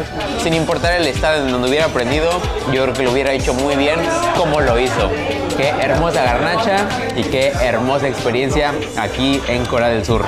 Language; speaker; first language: Spanish; native; Spanish